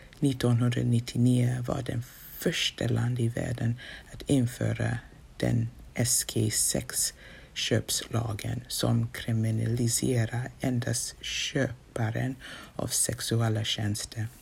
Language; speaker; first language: Swedish; non-native, fluent; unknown